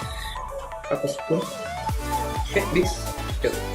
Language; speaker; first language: English; non-native, learner; Korean